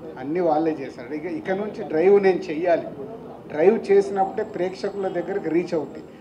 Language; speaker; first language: Telugu; native; Telugu